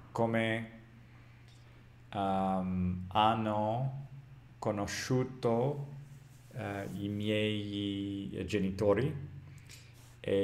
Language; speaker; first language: Italian; non-native, learner; English